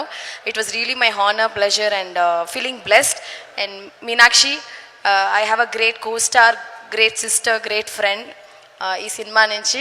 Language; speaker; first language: Telugu; non-native, local second language; Tamil